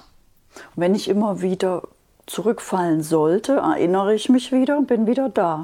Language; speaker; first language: German; native; German